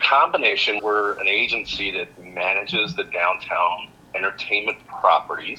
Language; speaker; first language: English; native; English